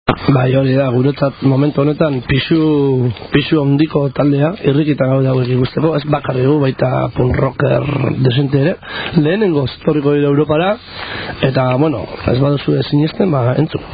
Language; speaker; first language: Basque; native; Basque